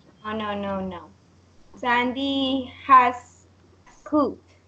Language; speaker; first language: English; non-native, learner; Spanish